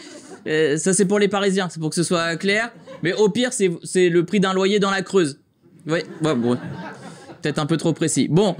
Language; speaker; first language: French; native; French